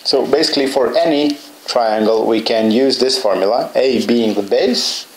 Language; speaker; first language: English; non-native, fluent; Lithuanian